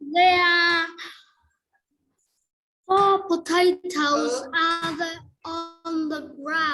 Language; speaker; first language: English; non-native, learner; Vietnamese